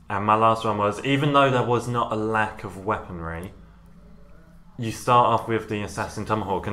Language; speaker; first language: English; native; English